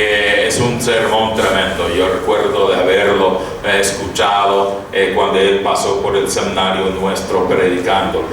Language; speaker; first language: Spanish; non-native, fluent; English